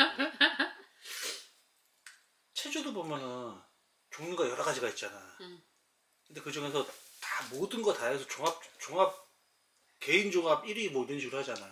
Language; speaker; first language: Korean; native; Korean